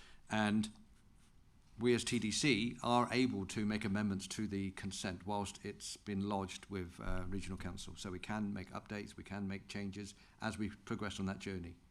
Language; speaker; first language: English; native; English